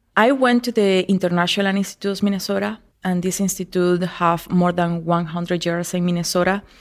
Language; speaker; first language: English; non-native, learner; Spanish